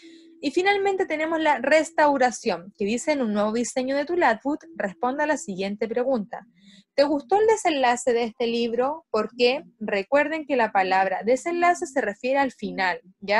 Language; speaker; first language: Spanish; native; Spanish